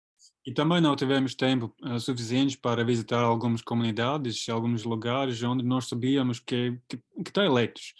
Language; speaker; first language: Portuguese; non-native, fluent; Latvian